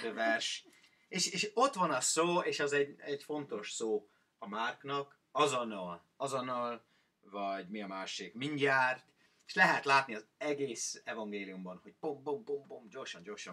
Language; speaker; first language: Hungarian; non-native, learner; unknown